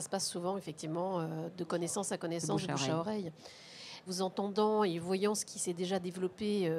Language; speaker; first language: French; native; French